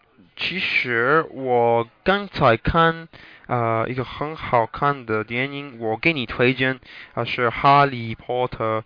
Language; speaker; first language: Chinese; non-native, learner; English